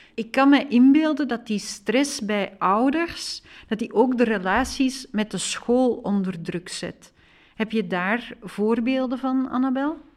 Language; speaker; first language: Dutch; native; Dutch